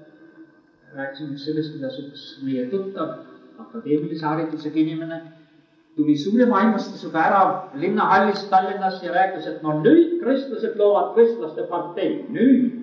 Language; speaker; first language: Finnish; non-native, learner; Estonian